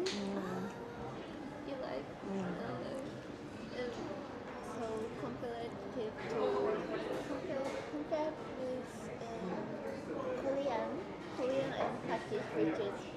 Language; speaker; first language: English; non-native, learner; Japanese